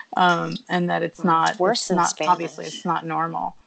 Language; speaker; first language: English; early bilingual, other home language; Spanish